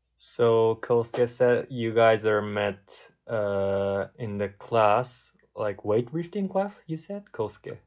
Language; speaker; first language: English; non-native, learner; Japanese